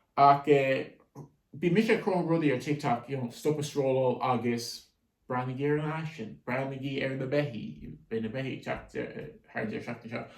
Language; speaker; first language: Irish; native; Irish